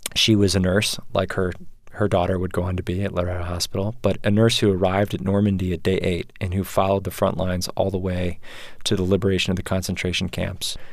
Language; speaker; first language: English; native; English